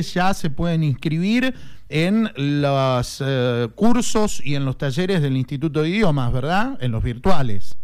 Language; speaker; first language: Spanish; native; Spanish